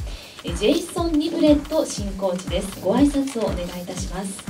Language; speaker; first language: Japanese; native; Japanese